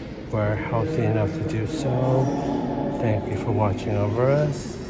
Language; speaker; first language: English; native; English